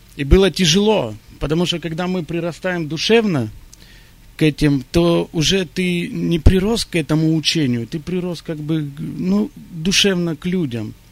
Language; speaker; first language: Russian; early bilingual, heritage; Russian